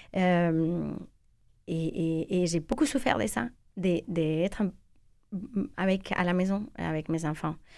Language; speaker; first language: French; non-native, fluent; Spanish